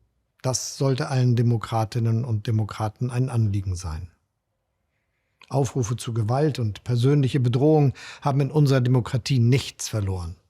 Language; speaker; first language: German; native; German